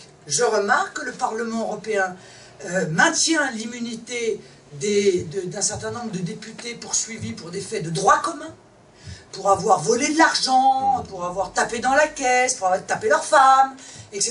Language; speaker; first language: French; native; French